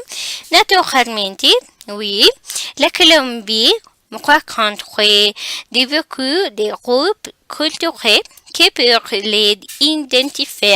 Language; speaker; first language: French; non-native, learner; Spanish